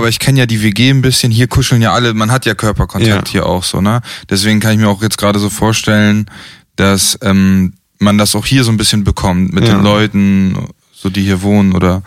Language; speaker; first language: German; native; German